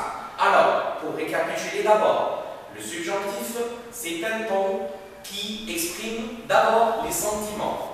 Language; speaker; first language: French; non-native, fluent; Arabic